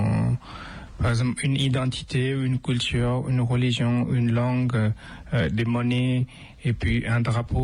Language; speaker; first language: French; non-native, fluent; Tibetan